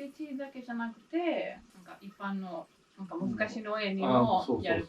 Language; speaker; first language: Japanese; non-native, learner; English